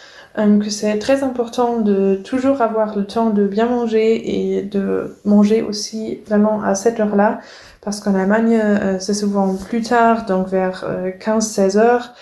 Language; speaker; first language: French; non-native, fluent; German